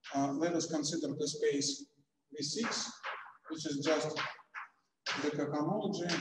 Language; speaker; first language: English; non-native, fluent; Russian